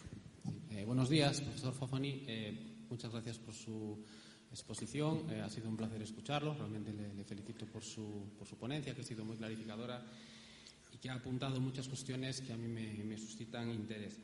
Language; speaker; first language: Spanish; native; Spanish